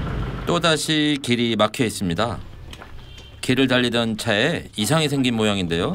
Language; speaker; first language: Korean; native; Korean